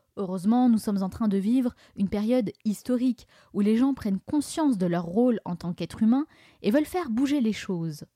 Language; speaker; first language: French; native; French